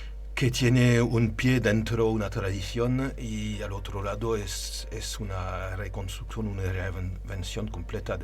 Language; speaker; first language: Spanish; non-native, learner; French